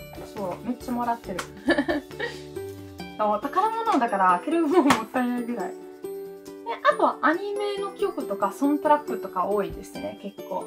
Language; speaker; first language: Japanese; non-native, fluent; Italian